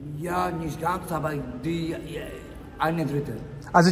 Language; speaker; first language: German; non-native, learner; Polish